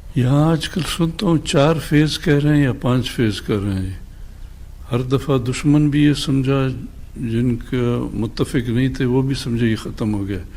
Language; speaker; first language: Urdu; non-native, local second language; Baluchi